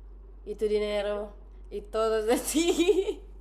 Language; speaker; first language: Spanish; non-native, learner; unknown